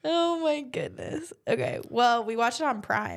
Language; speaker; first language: English; native; English